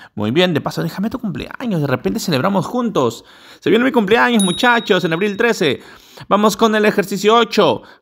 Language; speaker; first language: Spanish; native; Spanish